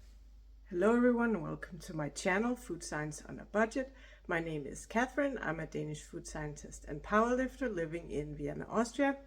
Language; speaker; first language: English; non-native, fluent; Danish